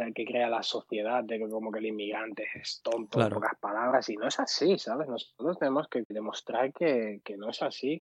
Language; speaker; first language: Spanish; early bilingual, other home language; Arabic